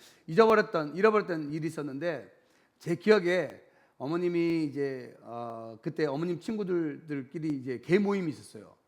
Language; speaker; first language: Korean; native; Korean